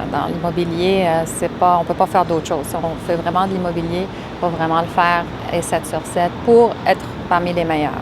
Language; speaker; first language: French; early bilingual, other home language; Arabic